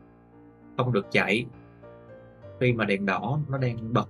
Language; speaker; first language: Vietnamese; native; Vietnamese